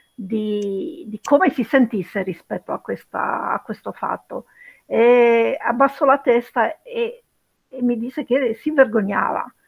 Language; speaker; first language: Italian; early bilingual, other home language; Romanian